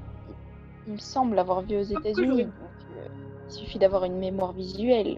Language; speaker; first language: French; native; French